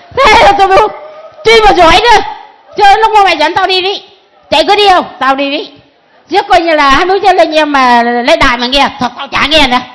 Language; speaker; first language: Vietnamese; native; Vietnamese